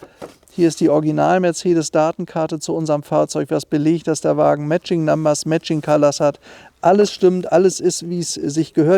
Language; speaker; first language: German; native; German